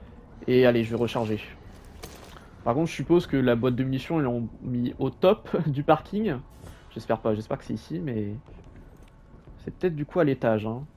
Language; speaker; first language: French; native; French